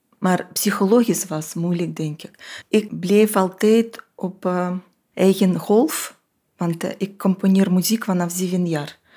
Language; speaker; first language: Dutch; non-native, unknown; Russian